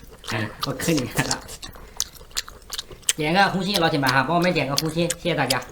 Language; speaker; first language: Chinese; native; Chinese